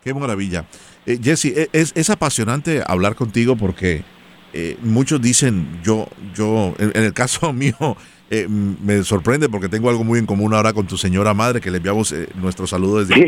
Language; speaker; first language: Spanish; native; Spanish